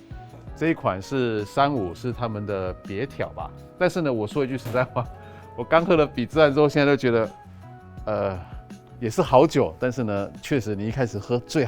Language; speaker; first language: Chinese; native; Chinese